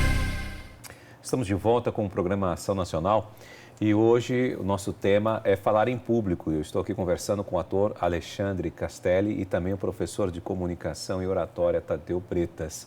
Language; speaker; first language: Portuguese; native; Portuguese